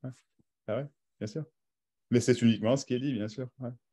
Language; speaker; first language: French; native; French